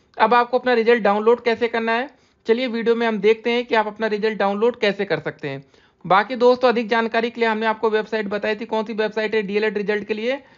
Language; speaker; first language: Hindi; native; Hindi